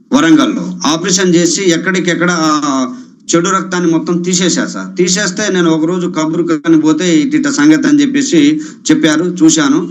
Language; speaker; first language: Telugu; non-native, local second language; Lambadi